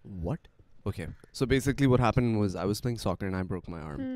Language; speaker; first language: English; non-native, local second language; Urdu